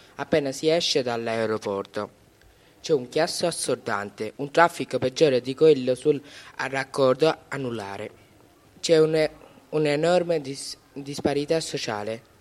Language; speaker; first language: Italian; non-native, fluent; Bangla